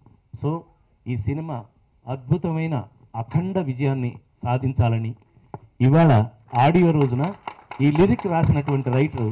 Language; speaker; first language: Telugu; native; Telugu